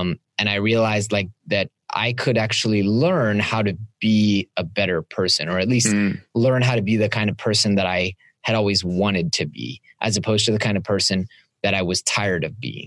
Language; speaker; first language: English; native; English